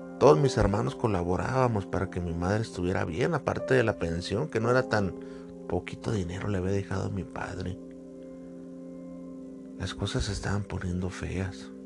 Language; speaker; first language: Spanish; native; Spanish